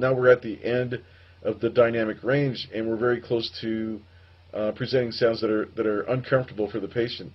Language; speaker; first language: English; native; English